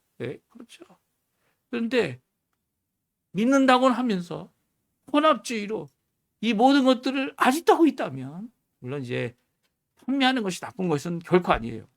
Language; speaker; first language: Korean; native; Korean